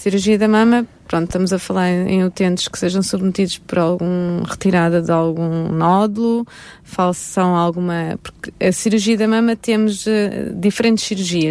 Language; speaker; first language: Portuguese; native; Portuguese